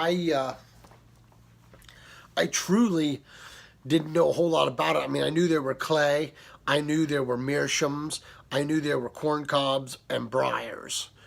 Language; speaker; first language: English; native; English